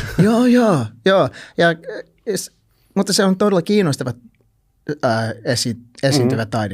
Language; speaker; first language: Finnish; non-native, learner; English